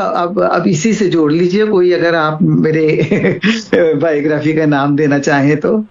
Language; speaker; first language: Hindi; non-native, local second language; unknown